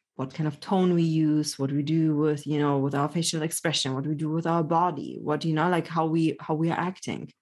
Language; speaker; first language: English; early bilingual, other home language; Polish